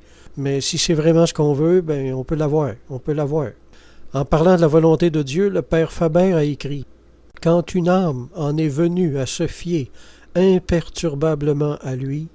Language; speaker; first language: French; native; French